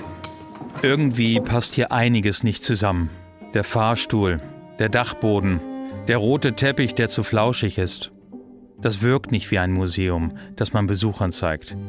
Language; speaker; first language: German; native; German